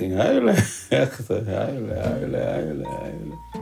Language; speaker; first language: Dutch; non-native, learner; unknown